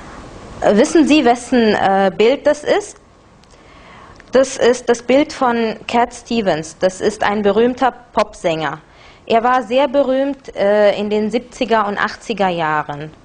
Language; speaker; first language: German; non-native, fluent; Arabic